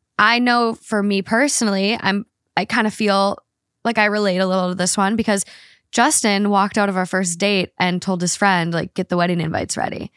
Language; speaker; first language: English; native; English